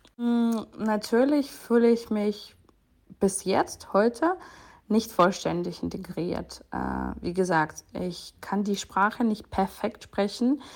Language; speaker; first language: German; non-native, fluent; Ukrainian